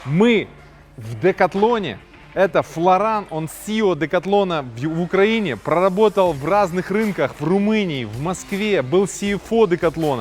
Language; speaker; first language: Russian; native; Russian